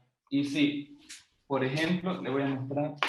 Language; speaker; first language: Spanish; native; Spanish